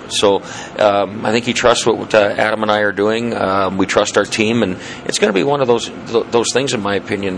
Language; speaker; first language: English; native; English